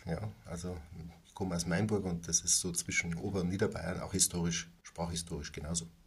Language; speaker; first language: German; native; German